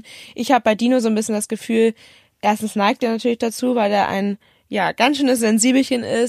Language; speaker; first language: German; native; German